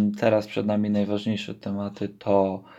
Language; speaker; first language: Polish; native; Polish